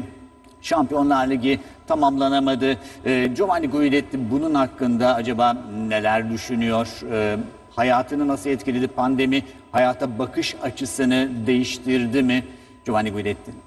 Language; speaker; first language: Turkish; native; Turkish